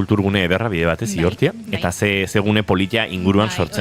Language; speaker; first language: Basque; native; Basque